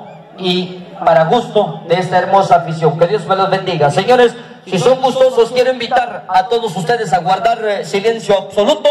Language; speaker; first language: Spanish; native; Spanish